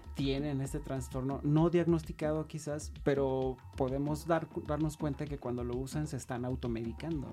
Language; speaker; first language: Spanish; native; Spanish